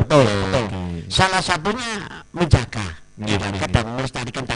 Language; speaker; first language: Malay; non-native, local second language; Javanese